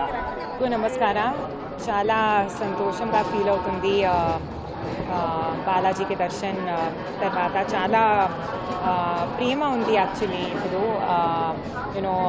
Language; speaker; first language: Telugu; non-native, learner; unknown